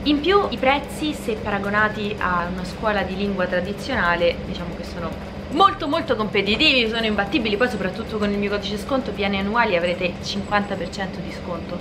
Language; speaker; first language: Italian; native; Italian